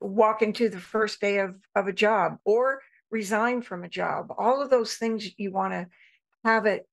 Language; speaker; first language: English; native; English